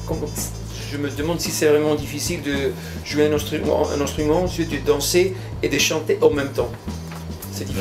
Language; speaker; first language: French; non-native, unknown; Greek